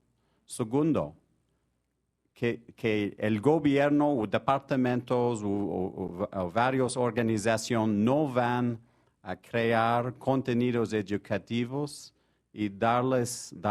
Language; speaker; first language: Spanish; non-native, fluent; French